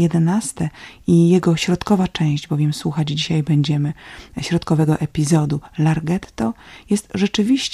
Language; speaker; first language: Polish; native; Polish